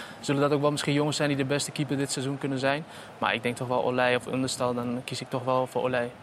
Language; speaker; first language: Dutch; early bilingual, other home language; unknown